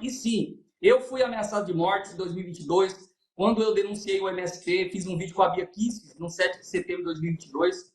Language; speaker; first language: Portuguese; native; Portuguese